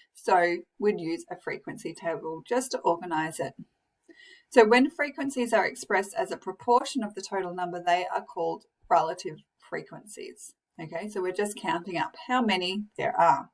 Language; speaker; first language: English; native; English